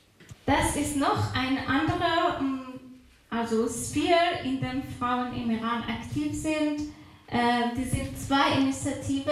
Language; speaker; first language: German; non-native, fluent; Persian